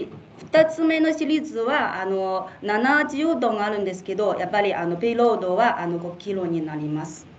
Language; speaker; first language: Japanese; non-native, fluent; Chinese